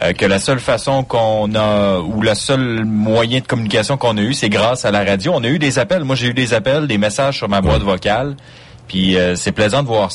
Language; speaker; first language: French; native; French